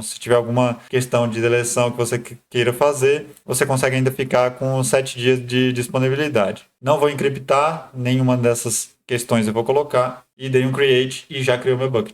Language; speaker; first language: Portuguese; native; Portuguese